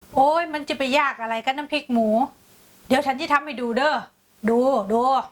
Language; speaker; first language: Thai; native; Thai